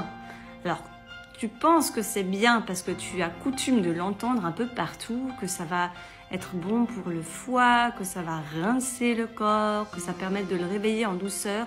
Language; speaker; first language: French; native; French